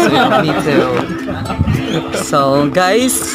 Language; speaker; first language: English; non-native, learner; Filipino